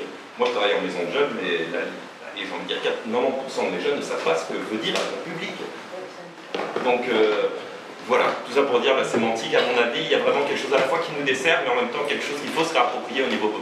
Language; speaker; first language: French; native; French